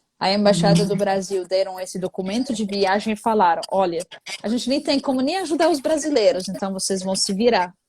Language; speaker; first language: Portuguese; non-native, fluent; Arabic